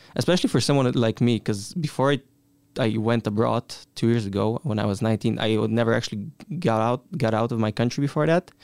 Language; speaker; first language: English; non-native, fluent; Bulgarian